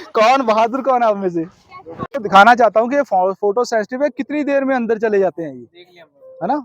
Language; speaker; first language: Hindi; non-native, local second language; Punjabi